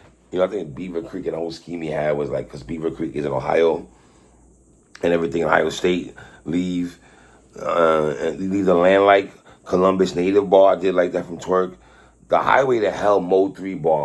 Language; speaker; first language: English; native; English